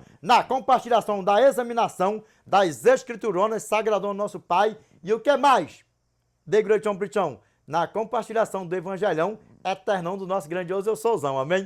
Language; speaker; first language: Portuguese; native; Portuguese